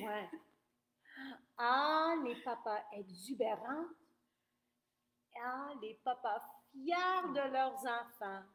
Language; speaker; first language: French; non-native, fluent; English